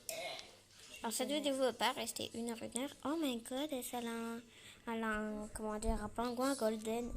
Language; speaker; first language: French; native; French